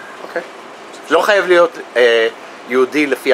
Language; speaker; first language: Hebrew; non-native, fluent; English